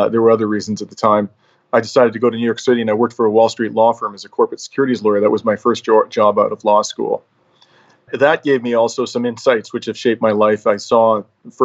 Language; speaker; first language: English; native; English